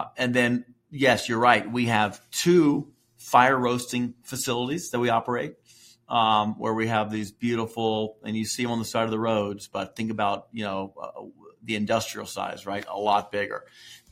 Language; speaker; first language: English; native; English